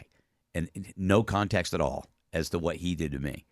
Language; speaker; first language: English; native; English